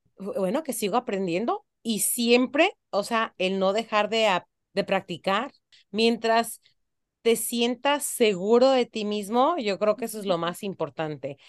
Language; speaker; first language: Spanish; early bilingual, heritage; Spanish